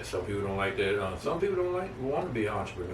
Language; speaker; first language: English; native; English